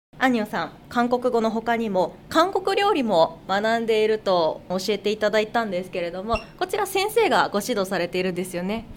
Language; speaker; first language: Japanese; native; Japanese